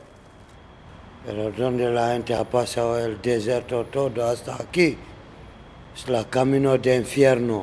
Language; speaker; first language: Spanish; non-native, learner; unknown